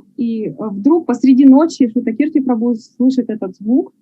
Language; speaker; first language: Russian; native; Russian